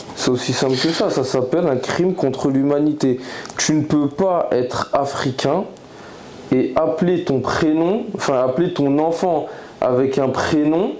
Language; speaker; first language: French; native; French